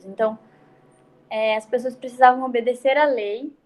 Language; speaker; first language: Portuguese; native; Portuguese